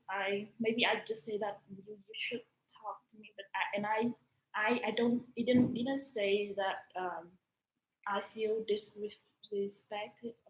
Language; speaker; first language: English; non-native, learner; Vietnamese